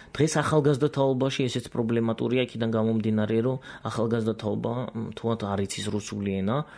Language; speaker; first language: Georgian; non-native, local second language; Azerbaijani